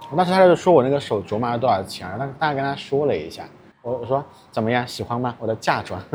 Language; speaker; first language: Chinese; native; Chinese